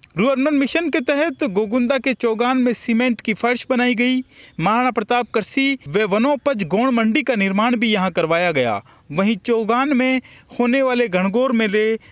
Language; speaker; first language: Hindi; native; Hindi